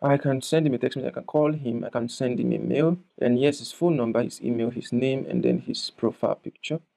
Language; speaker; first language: English; non-native, local second language; Yoruba